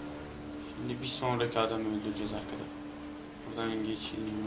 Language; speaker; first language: Turkish; native; Turkish